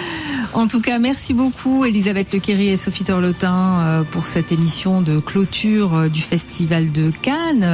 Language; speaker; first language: French; native; French